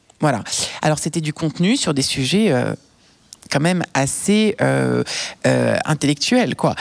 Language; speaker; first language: French; native; French